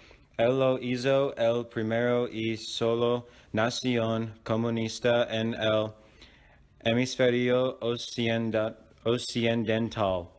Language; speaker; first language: Spanish; non-native, learner; English